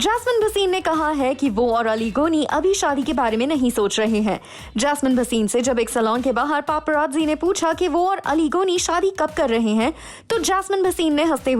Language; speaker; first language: Hindi; native; Hindi